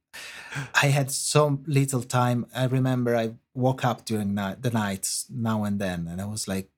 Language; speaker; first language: English; non-native, fluent; Italian